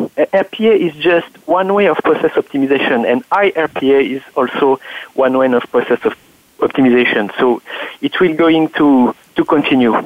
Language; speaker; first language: English; non-native, fluent; French